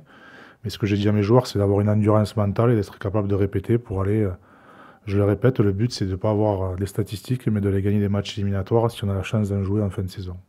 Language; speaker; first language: French; native; French